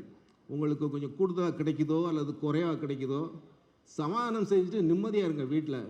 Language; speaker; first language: Tamil; native; Tamil